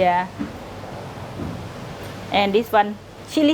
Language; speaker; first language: English; non-native, learner; Thai